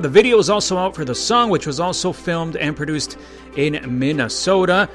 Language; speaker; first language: English; early bilingual, other home language; Spanish